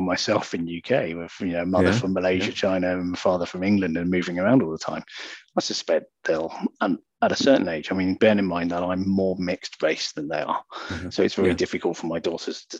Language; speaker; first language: English; native; English